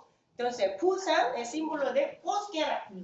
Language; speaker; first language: Spanish; non-native, fluent; Korean